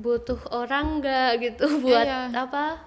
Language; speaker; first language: Indonesian; native; Indonesian